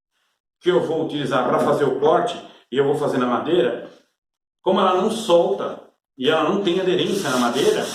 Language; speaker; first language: Portuguese; native; Portuguese